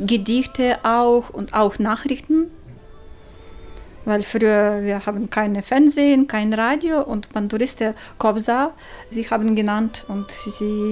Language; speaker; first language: German; non-native, learner; Ukrainian